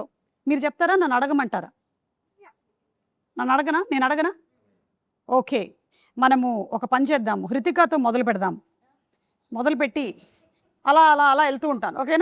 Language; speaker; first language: Telugu; native; Telugu